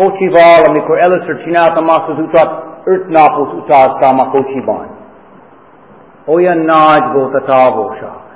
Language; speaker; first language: Hungarian; non-native, fluent; English